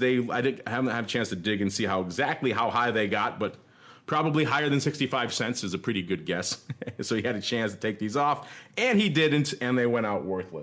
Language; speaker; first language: English; native; English